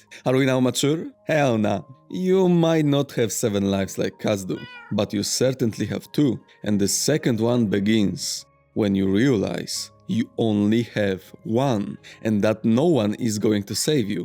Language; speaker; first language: English; non-native, fluent; Polish